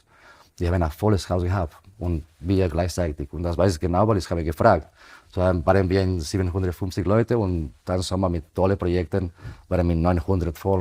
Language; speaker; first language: German; non-native, fluent; Spanish